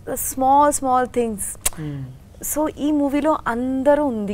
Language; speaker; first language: Telugu; non-native, learner; Bangla